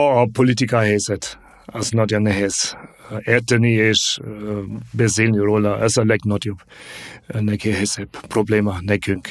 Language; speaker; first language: Hungarian; non-native, fluent; German